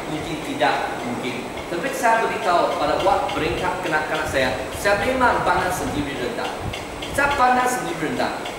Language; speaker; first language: Malay; non-native, local second language; Chinese